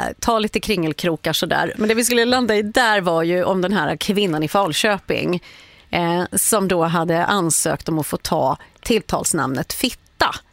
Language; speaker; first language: Swedish; native; Swedish